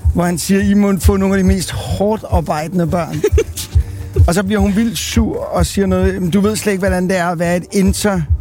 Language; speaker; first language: Danish; native; Danish